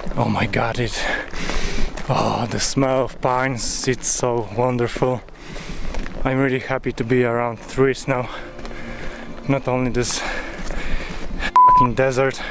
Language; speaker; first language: English; non-native, fluent; Polish